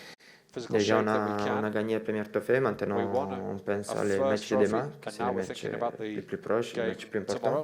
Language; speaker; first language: French; non-native, fluent; Italian